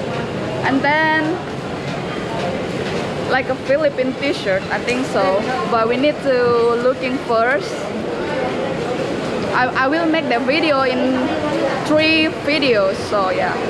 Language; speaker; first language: English; non-native, learner; Indonesian